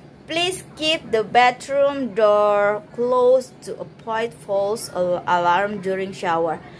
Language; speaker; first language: English; non-native, learner; Indonesian